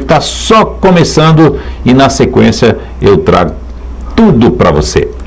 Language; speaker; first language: Portuguese; native; Portuguese